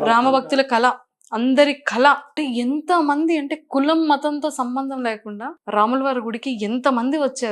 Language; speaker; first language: Telugu; native; Telugu